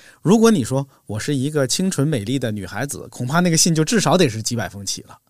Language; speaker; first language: Chinese; native; Chinese